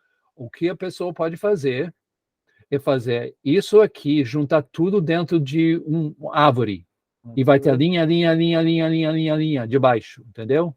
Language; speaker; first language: Portuguese; non-native, fluent; English